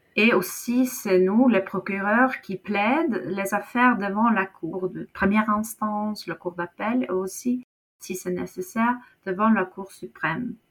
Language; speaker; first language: French; non-native, fluent; Norwegian